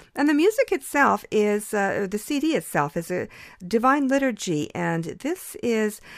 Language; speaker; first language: English; early bilingual, other home language; Ukrainian